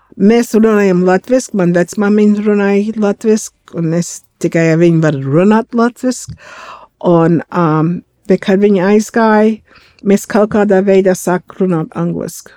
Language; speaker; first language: Latvian; early bilingual, heritage; Latvian